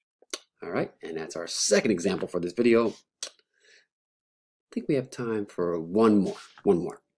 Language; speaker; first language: English; native; English